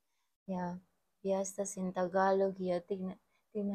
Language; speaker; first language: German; non-native, learner; Filipino